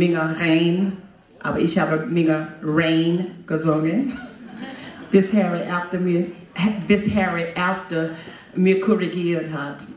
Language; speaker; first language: German; non-native, fluent; English